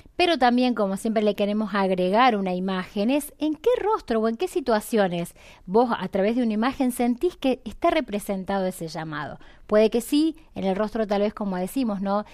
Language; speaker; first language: Spanish; native; Spanish